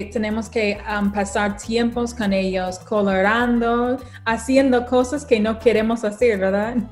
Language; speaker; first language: Spanish; non-native, learner; English